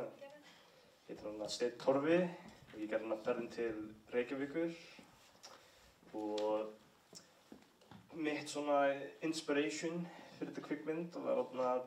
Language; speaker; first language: Icelandic; early bilingual, heritage; English